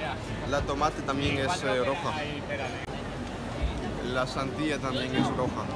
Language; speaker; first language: Spanish; non-native, learner; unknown